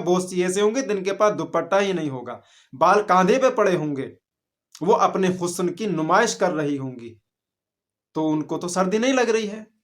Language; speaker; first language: Urdu; native; Urdu